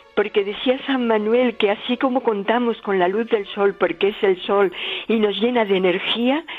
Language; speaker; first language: Spanish; native; Spanish